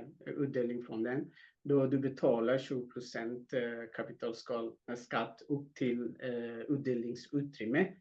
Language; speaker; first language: Swedish; non-native, fluent; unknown